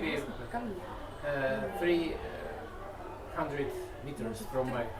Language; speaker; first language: English; non-native, learner; Russian